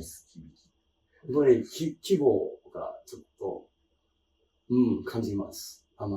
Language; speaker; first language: Japanese; non-native, learner; English